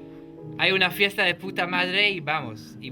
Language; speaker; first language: Spanish; non-native, fluent; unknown